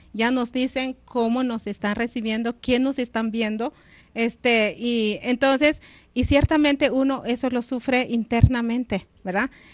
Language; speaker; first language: Spanish; non-native, local second language; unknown